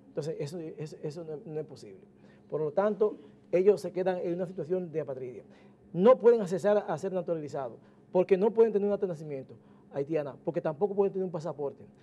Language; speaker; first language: Spanish; native; Spanish